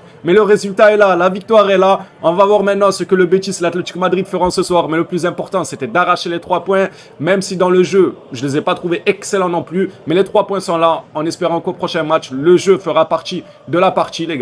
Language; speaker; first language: French; native; French